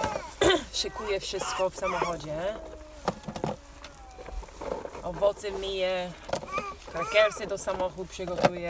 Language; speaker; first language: Polish; non-native, fluent; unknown